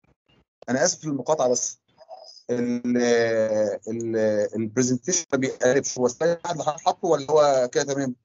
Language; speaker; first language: Arabic; native; Arabic